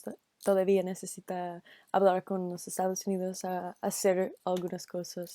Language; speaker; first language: Spanish; non-native, learner; English